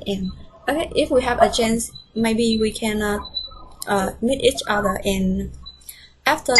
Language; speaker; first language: English; non-native, fluent; Vietnamese